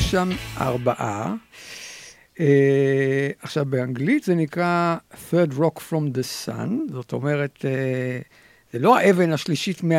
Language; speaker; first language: Hebrew; native; Hebrew